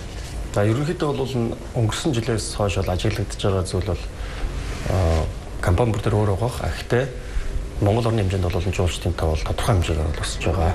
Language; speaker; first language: Mongolian; native; Mongolian